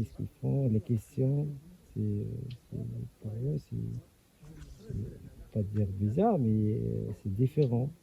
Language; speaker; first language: French; non-native, local second language; Arabic